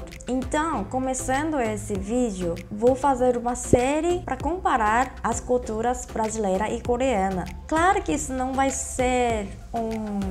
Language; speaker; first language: Portuguese; non-native, fluent; Korean